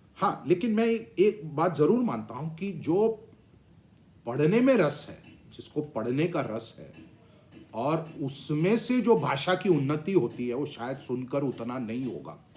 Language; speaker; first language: Hindi; non-native, local second language; Tamil